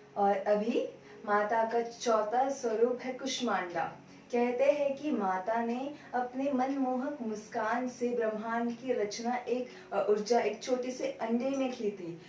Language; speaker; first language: Hindi; non-native, local second language; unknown